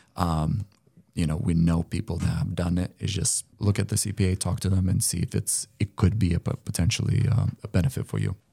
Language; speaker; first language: English; non-native, fluent; Lithuanian